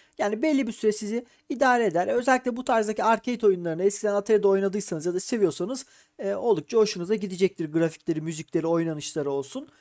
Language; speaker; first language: Turkish; native; Turkish